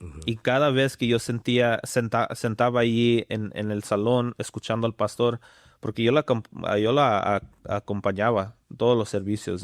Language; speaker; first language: Spanish; early bilingual, other home language; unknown